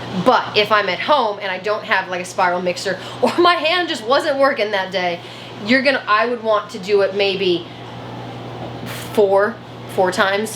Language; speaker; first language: English; native; English